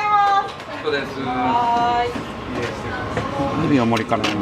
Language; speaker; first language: Japanese; native; Japanese